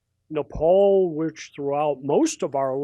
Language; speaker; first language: English; native; English